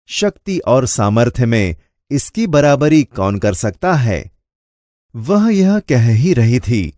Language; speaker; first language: Hindi; non-native, local second language; Gujarati